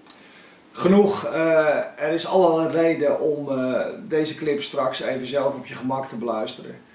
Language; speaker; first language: Dutch; native; Dutch